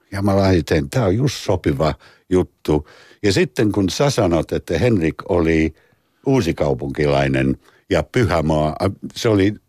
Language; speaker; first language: Finnish; non-native, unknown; English